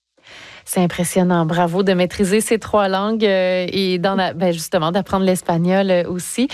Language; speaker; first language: French; native; French